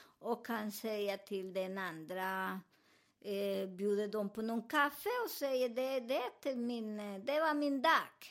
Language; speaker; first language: Swedish; non-native, fluent; Spanish